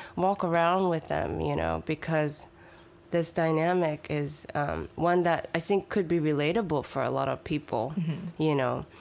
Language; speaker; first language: English; early bilingual, other home language; Chinese